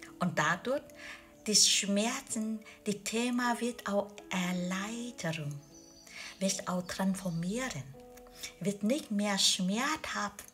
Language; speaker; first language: German; non-native, learner; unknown